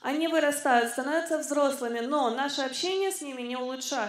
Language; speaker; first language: Russian; native; Russian